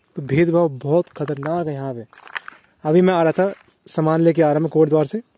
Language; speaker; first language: Hindi; native; Hindi